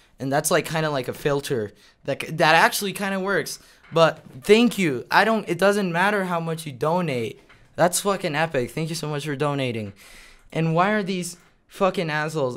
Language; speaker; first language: English; native; English